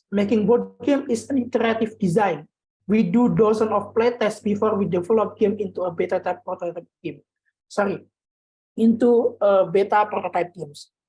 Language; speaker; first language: English; non-native, learner; Indonesian